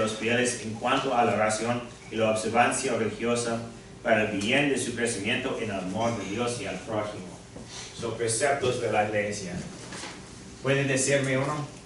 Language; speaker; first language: Spanish; non-native, fluent; English